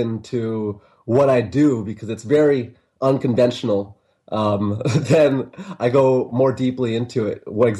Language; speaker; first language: English; native; English